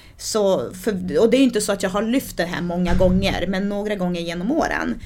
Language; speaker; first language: Swedish; early bilingual, other home language; Portuguese